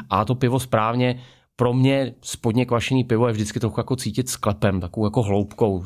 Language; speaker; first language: Czech; native; Czech